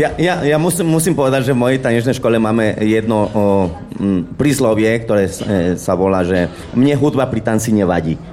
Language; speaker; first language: Slovak; non-native, fluent; Spanish